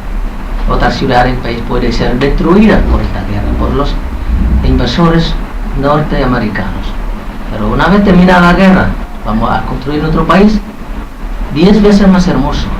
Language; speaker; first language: Spanish; non-native, fluent; Vietnamese